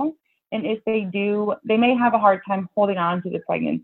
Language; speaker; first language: English; native; English